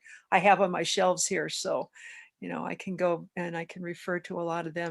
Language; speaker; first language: English; native; English